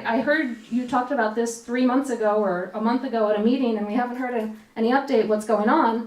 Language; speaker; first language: English; native; English